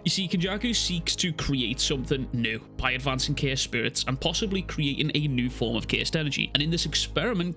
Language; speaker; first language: English; native; English